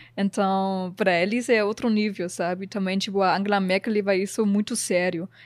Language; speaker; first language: Portuguese; non-native, fluent; German